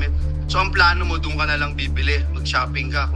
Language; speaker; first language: Filipino; native; Filipino